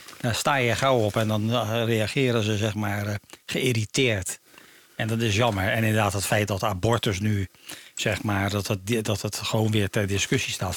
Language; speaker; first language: Dutch; native; Dutch